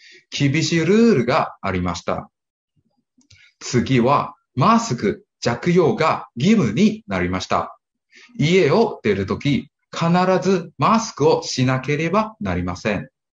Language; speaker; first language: Japanese; non-native, learner; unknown